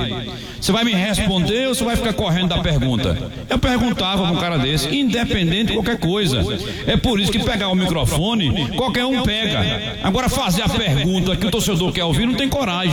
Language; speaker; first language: Portuguese; native; Portuguese